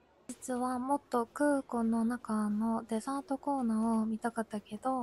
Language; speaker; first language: Japanese; non-native, fluent; Korean